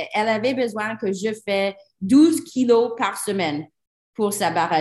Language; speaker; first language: French; non-native, learner; English